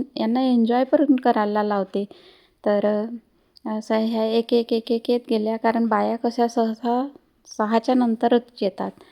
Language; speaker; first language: Marathi; non-native, local second language; Hindi